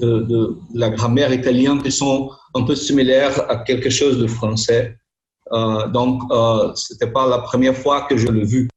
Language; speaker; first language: French; non-native, learner; Portuguese